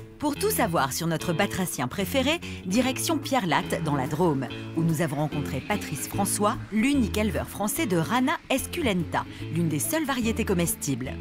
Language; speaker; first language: French; native; French